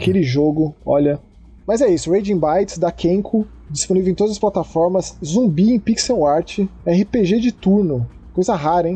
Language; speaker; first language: Portuguese; native; Portuguese